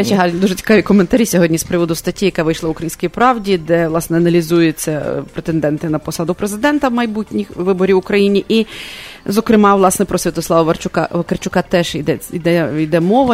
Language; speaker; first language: Ukrainian; native; Ukrainian